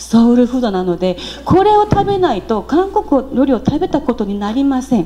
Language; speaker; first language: Japanese; non-native, fluent; Korean